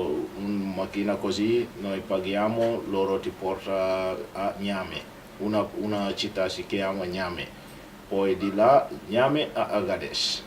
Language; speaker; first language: Italian; non-native, learner; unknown